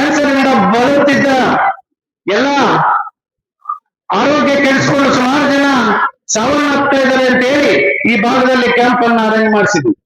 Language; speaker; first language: Kannada; native; Kannada